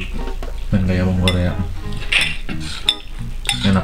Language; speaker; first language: Indonesian; non-native, local second language; Javanese